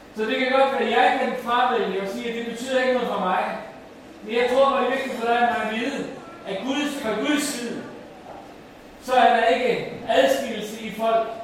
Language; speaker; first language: Danish; non-native, local second language; Faroese